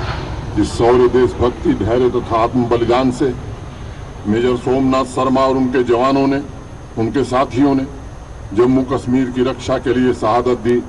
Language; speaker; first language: Hindi; native; Hindi